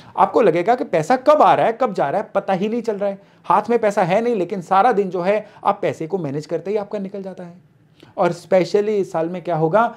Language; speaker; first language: Hindi; native; Hindi